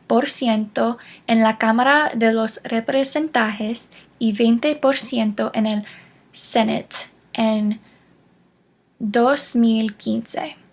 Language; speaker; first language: Spanish; non-native, learner; English